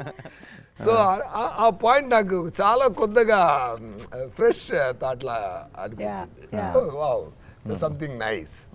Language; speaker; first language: Telugu; non-native, learner; Tamil